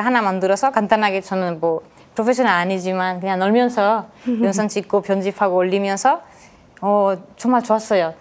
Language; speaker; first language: Korean; non-native, fluent; Spanish